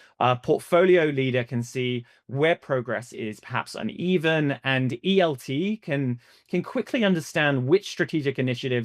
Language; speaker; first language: English; native; English